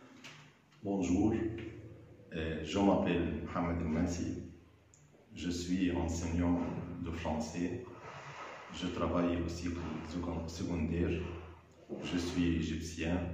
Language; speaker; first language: French; non-native, fluent; Arabic